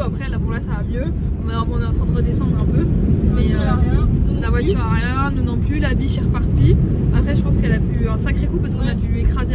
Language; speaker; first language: French; native; French